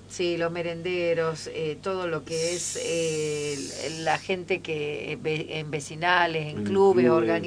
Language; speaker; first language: Spanish; native; Spanish